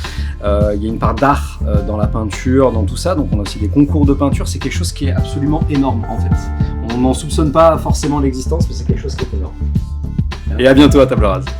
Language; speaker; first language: French; native; French